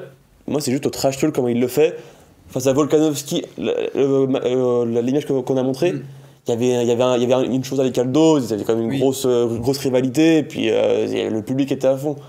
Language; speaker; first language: French; native; French